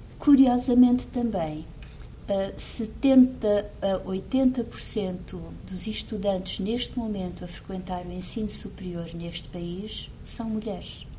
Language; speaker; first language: Portuguese; early bilingual, heritage; Portuguese